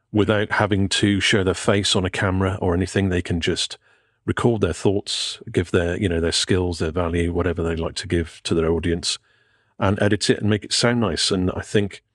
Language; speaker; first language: English; native; English